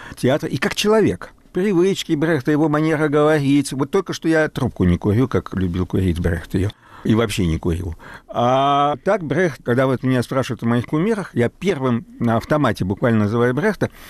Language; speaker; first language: Russian; non-native, local second language; German